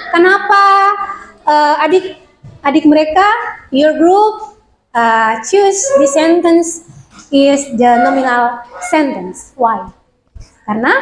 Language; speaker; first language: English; non-native, fluent; Indonesian